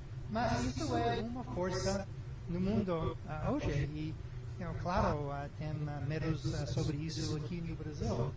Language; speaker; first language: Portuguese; non-native, learner; English